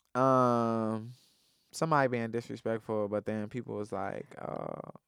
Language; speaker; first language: English; native; English